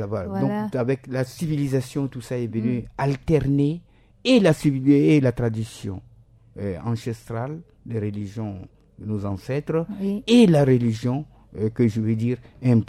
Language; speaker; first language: French; non-native, local second language; Sango